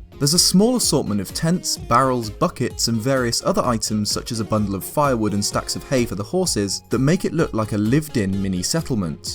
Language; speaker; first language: English; native; English